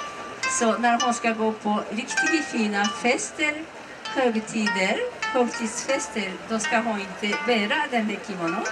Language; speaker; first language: Swedish; non-native, learner; Japanese